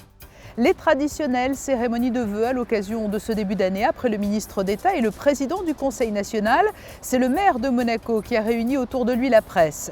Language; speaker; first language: French; native; French